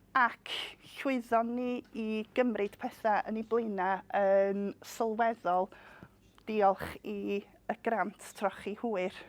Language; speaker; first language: Welsh; non-native, local second language; English